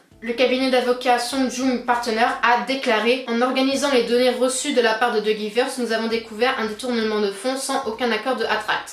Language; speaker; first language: French; native; French